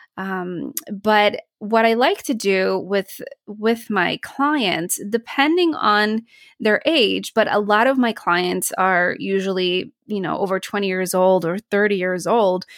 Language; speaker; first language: English; non-native, fluent; Polish